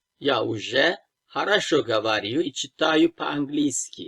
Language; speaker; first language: Russian; non-native, fluent; Turkish